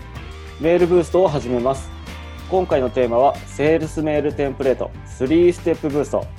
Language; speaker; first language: Japanese; native; Japanese